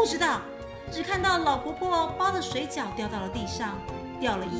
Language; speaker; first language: Chinese; native; Chinese